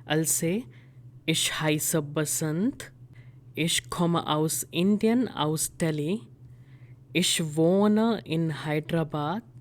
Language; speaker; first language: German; non-native, fluent; Hindi